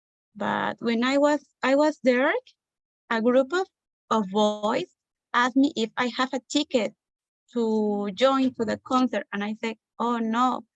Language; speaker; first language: English; non-native, learner; Spanish